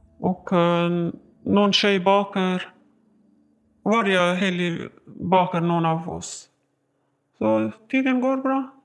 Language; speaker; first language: Swedish; non-native, learner; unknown